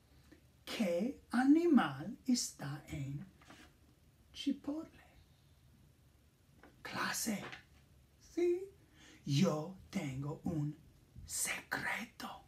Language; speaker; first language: Spanish; non-native, fluent; English